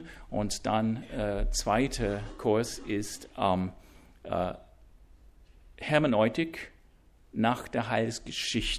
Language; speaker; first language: German; non-native, fluent; English